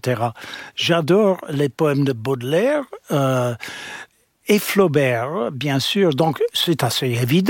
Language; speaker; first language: French; non-native, fluent; English